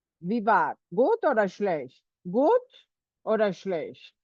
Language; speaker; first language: German; non-native, fluent; Spanish